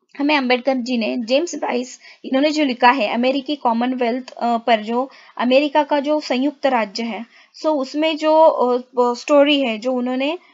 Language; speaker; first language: Hindi; non-native, local second language; Marathi